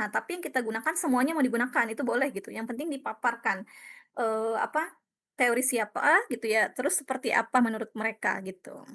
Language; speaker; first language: Indonesian; native; Indonesian